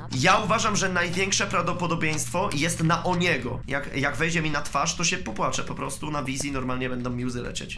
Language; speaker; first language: Polish; native; Polish